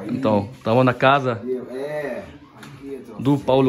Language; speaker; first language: Portuguese; non-native, learner; German